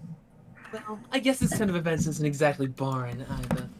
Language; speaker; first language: English; native; English